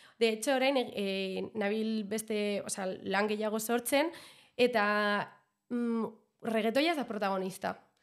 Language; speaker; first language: Basque; non-native, local second language; Spanish